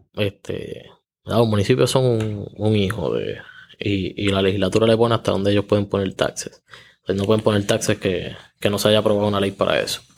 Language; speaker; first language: Spanish; native; Spanish